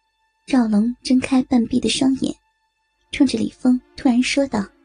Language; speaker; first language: Chinese; native; Chinese